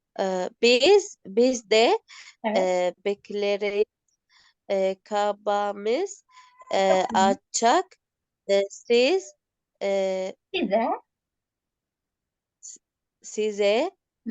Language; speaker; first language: Turkish; non-native, learner; Arabic